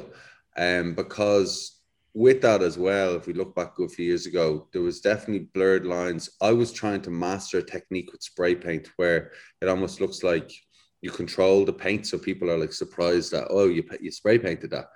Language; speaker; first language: English; native; English